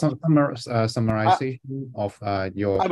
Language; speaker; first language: English; non-native, fluent; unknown